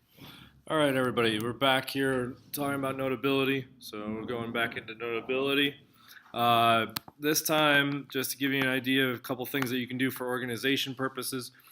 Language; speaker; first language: English; native; English